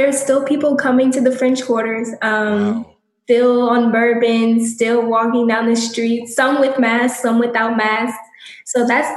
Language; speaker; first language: English; native; English